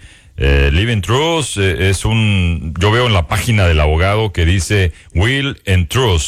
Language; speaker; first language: Spanish; native; Spanish